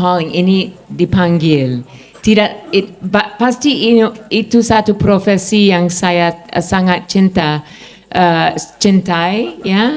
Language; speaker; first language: Indonesian; non-native, fluent; English